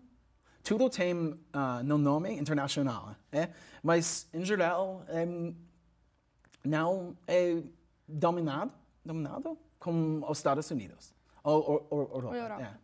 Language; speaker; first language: Portuguese; non-native, learner; English